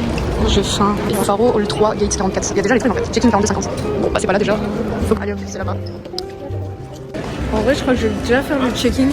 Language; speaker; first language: French; native; French